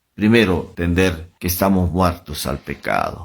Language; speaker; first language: Spanish; native; Spanish